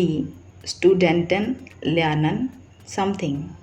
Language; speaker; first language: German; non-native, fluent; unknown